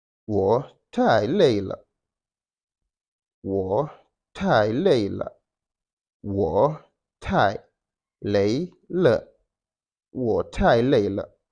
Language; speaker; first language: Chinese; non-native, fluent; Wolof